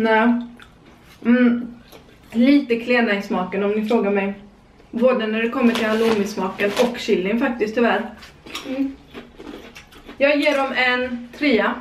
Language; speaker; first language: Swedish; native; Swedish